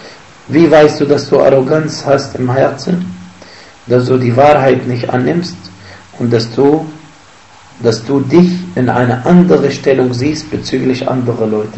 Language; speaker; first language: German; non-native, fluent; Arabic